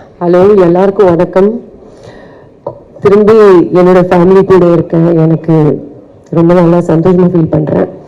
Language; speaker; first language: Tamil; non-native, fluent; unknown